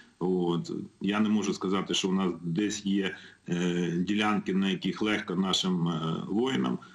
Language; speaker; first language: Ukrainian; non-native, local second language; Russian